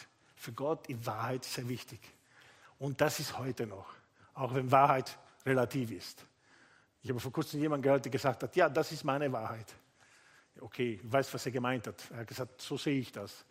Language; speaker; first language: German; non-native, fluent; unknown